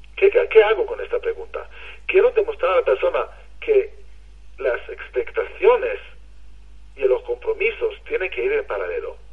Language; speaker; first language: Spanish; non-native, fluent; Hebrew